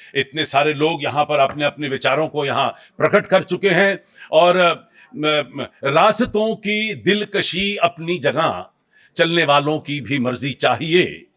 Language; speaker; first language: Hindi; native; Hindi